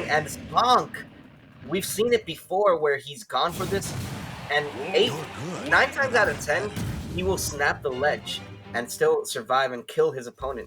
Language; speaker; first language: English; native; English